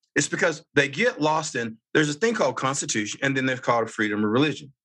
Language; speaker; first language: English; native; English